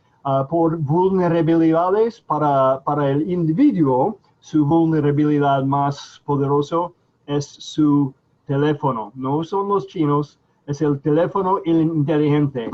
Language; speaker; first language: Spanish; non-native, fluent; English